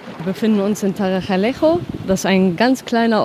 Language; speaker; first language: German; native; German